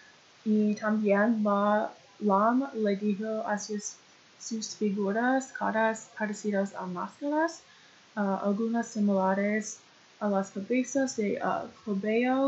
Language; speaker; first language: Spanish; non-native, learner; English